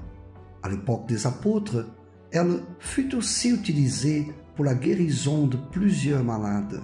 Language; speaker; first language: French; native; French